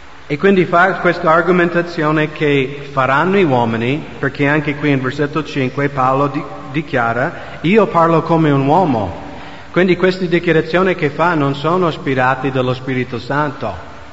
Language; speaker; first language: Italian; non-native, fluent; English